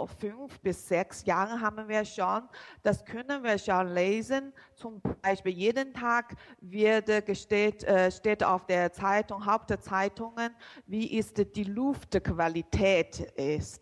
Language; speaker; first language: German; non-native, learner; Chinese